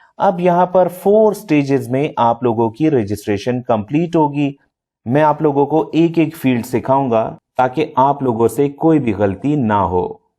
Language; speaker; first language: Urdu; non-native, local second language; Punjabi